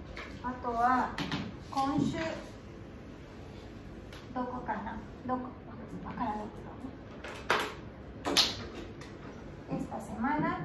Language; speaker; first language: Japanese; non-native, learner; Spanish